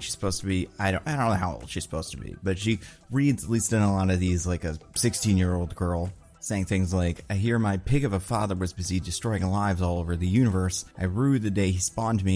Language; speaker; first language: English; native; English